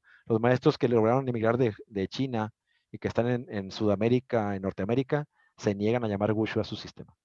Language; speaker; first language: Spanish; native; Spanish